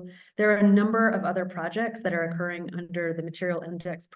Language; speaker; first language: English; native; English